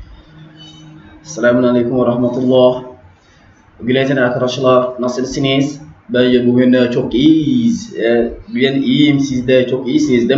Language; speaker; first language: Turkish; non-native, learner; French